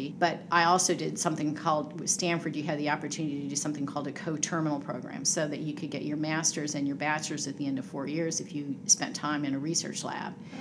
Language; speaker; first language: English; native; English